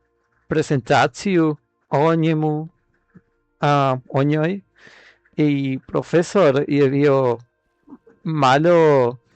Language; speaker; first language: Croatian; non-native, learner; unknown